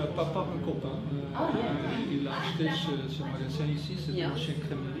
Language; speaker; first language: French; non-native, fluent; Dutch